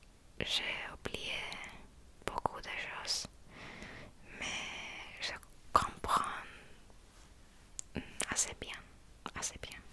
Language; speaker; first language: French; non-native, learner; Finnish